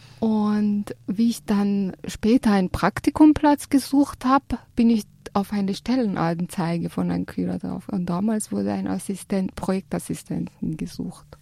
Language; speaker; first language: German; non-native, fluent; Persian